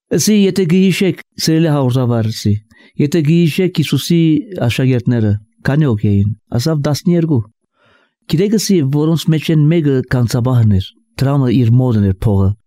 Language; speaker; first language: Armenian; early bilingual, heritage; Armenian